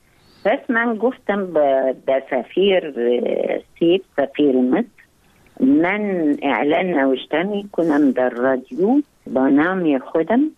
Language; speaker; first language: Persian; non-native, learner; Arabic